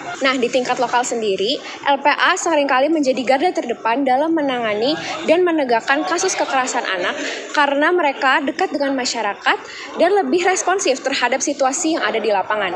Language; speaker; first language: Indonesian; native; Indonesian